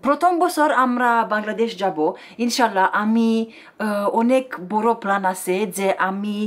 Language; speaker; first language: Bangla; non-native, learner; Romanian